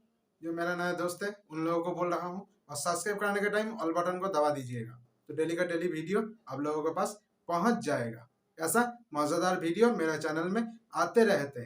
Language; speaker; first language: Hindi; non-native, local second language; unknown